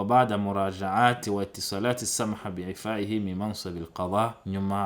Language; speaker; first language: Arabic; non-native, fluent; Kinyarwanda